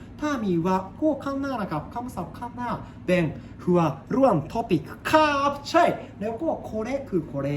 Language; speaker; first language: Thai; non-native, learner; Japanese